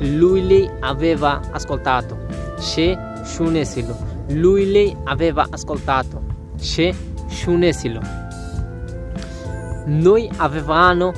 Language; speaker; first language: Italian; non-native, learner; Bangla